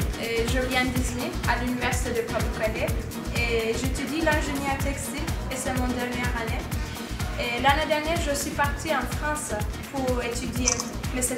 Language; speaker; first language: French; non-native, learner; Turkish